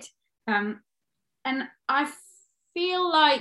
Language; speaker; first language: English; native; English